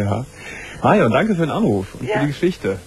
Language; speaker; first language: German; native; German